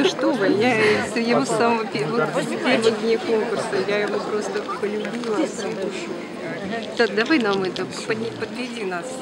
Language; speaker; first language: Russian; native; Russian